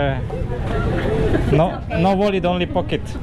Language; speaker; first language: English; non-native, learner; Slovak